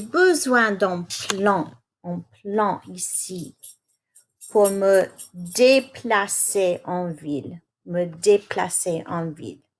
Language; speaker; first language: French; non-native, fluent; English